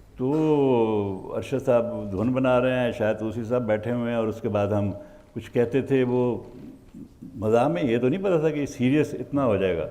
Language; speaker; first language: Urdu; native; Urdu